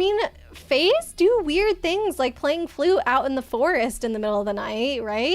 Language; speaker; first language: English; native; English